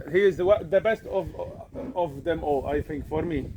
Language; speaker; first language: English; non-native, learner; Polish